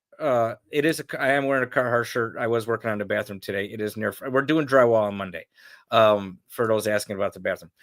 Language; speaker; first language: English; native; English